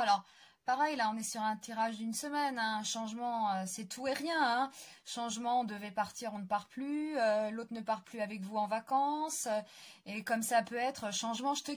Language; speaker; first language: French; native; French